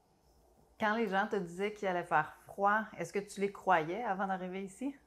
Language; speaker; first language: French; native; French